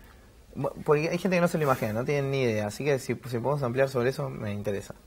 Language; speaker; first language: Spanish; native; Spanish